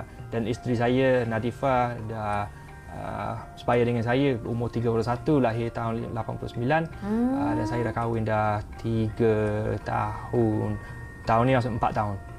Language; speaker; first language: Malay; non-native, fluent; English